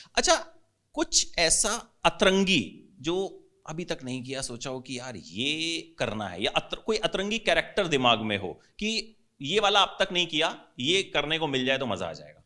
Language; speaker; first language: Hindi; native; Hindi